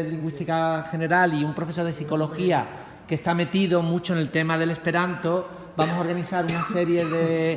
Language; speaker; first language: Spanish; native; Spanish